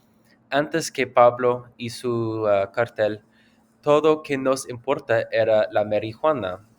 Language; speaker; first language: Spanish; non-native, learner; English